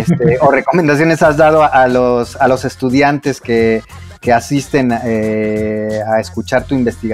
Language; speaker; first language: Spanish; native; Spanish